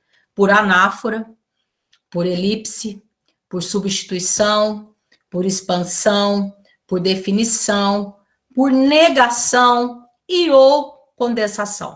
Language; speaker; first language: Portuguese; native; Portuguese